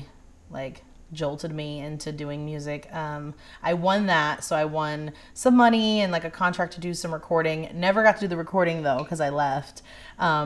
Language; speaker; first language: English; native; English